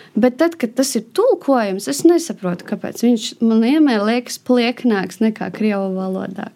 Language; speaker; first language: Latvian; non-native, local second language; Russian